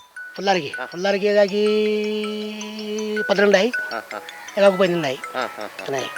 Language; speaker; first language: Malayalam; non-native, learner; Nepali